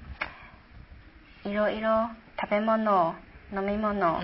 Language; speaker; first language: Japanese; non-native, learner; Chinese